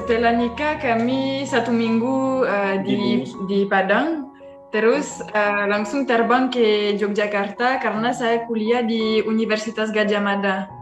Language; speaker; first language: Indonesian; non-native, fluent; French